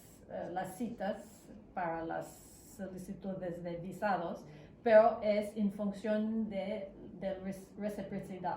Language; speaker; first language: Spanish; non-native, fluent; English